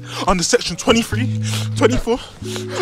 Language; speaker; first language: English; native; English